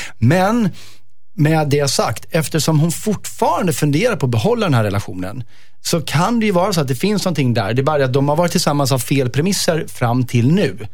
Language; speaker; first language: Swedish; native; Swedish